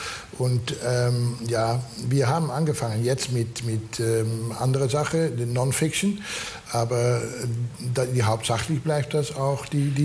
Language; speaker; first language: German; non-native, learner; Dutch